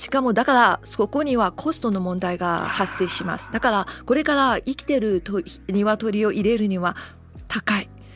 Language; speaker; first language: Japanese; non-native, fluent; Chinese